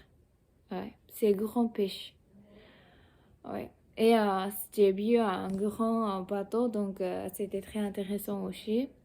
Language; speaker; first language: French; non-native, learner; Japanese